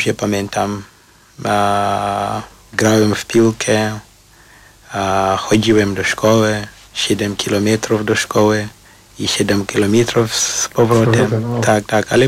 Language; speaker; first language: Polish; non-native, fluent; Shona